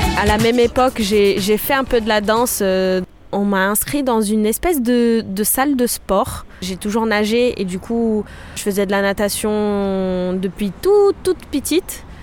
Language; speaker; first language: French; non-native, fluent; Portuguese